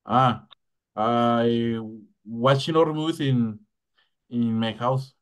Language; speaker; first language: English; non-native, learner; Spanish